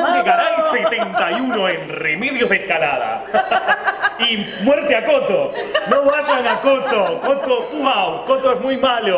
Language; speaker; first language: Spanish; native; Spanish